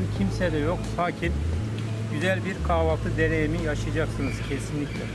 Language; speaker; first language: Turkish; native; Turkish